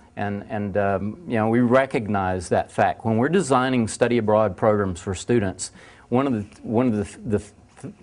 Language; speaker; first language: English; native; English